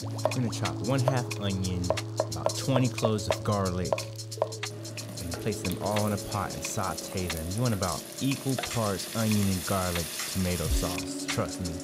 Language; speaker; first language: English; native; English